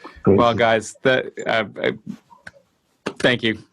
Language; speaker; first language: English; native; English